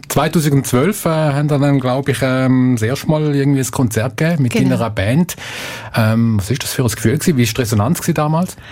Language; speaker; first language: German; native; German